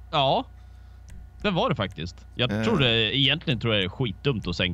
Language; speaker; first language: Swedish; native; Swedish